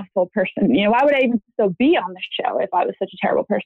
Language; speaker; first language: English; non-native, fluent; German